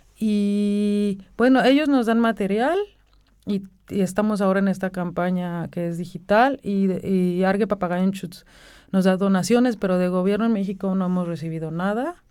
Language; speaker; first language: Spanish; native; Spanish